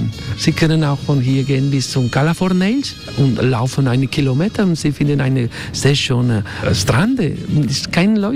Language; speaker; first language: German; non-native, learner; Spanish